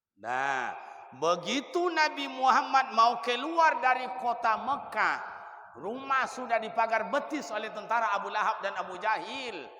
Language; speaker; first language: Malay; non-native, local second language; Minangkabau